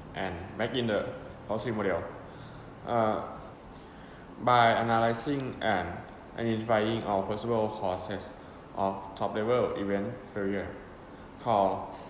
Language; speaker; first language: English; non-native, learner; Thai